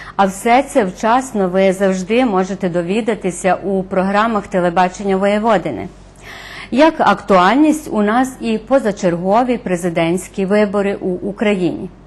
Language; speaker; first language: Ukrainian; early bilingual, heritage; Ukrainian